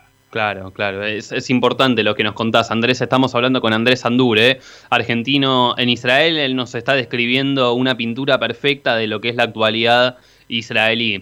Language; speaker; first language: Spanish; native; Spanish